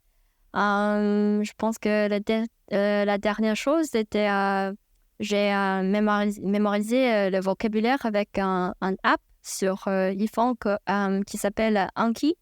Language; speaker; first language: French; non-native, fluent; Chinese